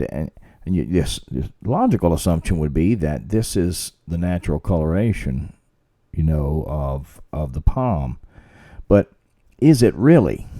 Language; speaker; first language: English; native; English